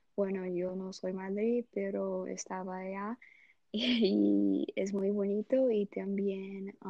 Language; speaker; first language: Spanish; non-native, learner; Portuguese